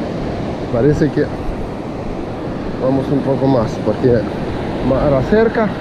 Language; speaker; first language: Spanish; non-native, fluent; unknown